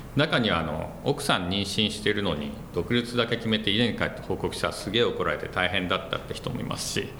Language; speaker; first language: Japanese; non-native, fluent; English